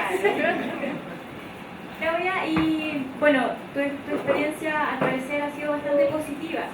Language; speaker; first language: Spanish; native; Spanish